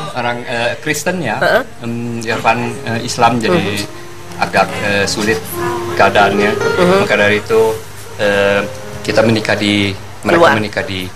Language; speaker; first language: Indonesian; non-native, fluent; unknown